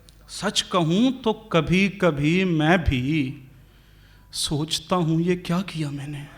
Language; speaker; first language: Hindi; native; Hindi